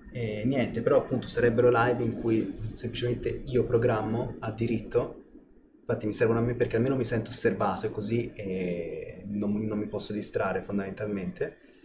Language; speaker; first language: Italian; native; Italian